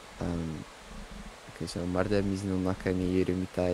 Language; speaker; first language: Japanese; non-native, learner; English